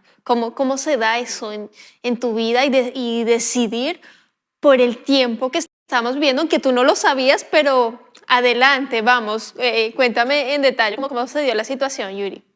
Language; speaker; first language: Spanish; native; Spanish